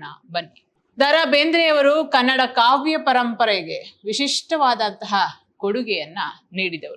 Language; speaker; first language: Kannada; native; Kannada